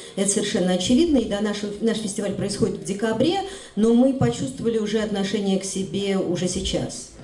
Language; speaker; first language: Russian; native; Russian